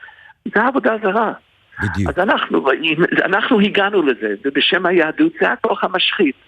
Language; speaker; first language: Hebrew; non-native, fluent; English